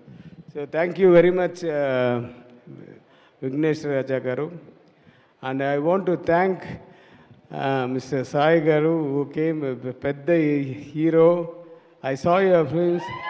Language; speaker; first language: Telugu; non-native, learner; Tamil